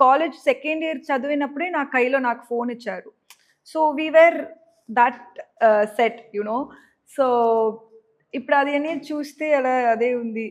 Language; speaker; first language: Telugu; non-native, local second language; Tamil